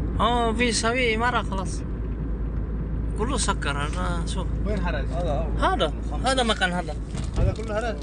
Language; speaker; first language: Arabic; non-native, learner; Filipino